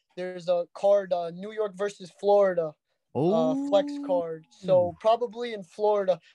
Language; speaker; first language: English; native; English